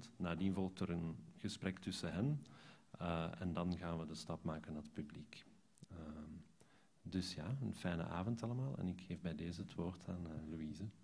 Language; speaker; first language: Dutch; native; Dutch